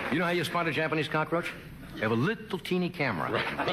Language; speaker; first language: English; native; English